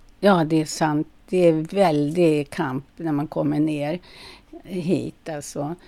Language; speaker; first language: Swedish; native; Swedish